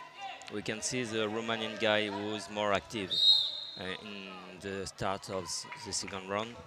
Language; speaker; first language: English; non-native, learner; French